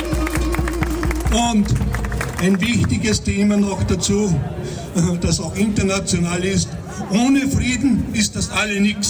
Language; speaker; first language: German; native; German